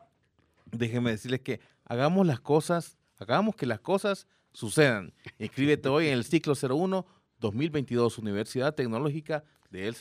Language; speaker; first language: Spanish; native; Spanish